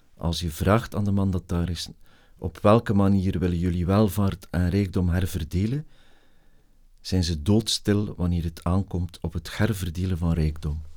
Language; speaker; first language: Dutch; native; Dutch